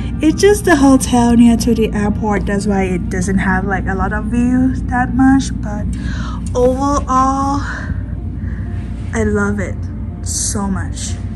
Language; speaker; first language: English; non-native, fluent; Thai